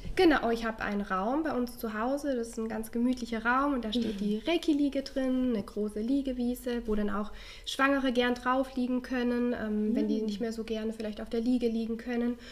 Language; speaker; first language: German; native; German